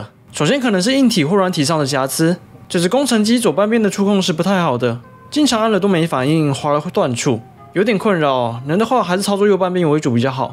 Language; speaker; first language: Chinese; native; Chinese